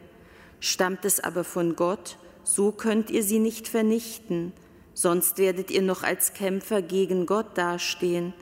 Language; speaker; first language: German; native; German